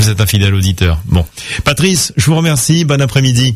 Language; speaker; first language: French; native; French